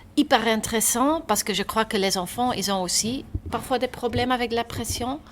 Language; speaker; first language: French; non-native, local second language; Dutch